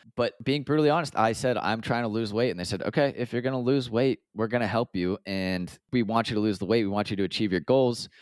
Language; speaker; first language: English; native; English